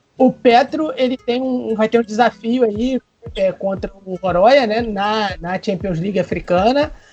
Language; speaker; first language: Portuguese; native; Portuguese